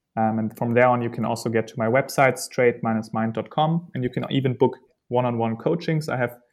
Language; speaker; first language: English; non-native, fluent; German